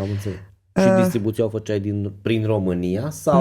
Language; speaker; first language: Romanian; native; Romanian